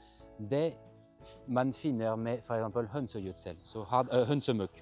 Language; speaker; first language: Norwegian; non-native, fluent; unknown